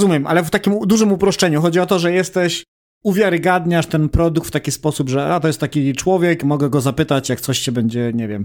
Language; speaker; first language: Polish; native; Polish